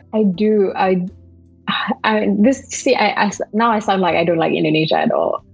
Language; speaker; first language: English; non-native, fluent; Malay